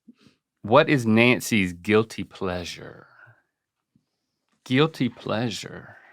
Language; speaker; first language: English; native; English